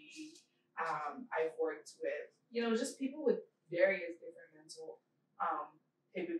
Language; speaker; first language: English; early bilingual, other home language; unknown